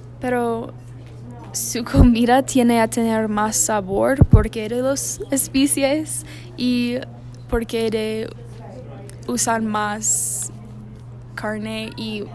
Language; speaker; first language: Spanish; non-native, learner; English